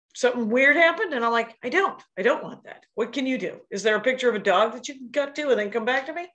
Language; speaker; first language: English; native; English